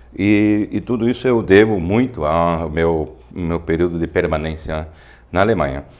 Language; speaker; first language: Portuguese; non-native, local second language; German